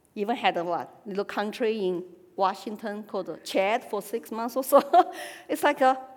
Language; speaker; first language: English; non-native, fluent; Chinese